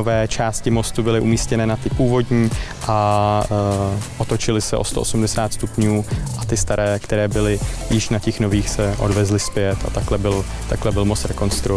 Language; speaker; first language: Czech; native; Czech